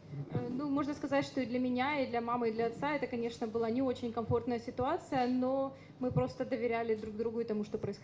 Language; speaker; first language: Russian; native; Russian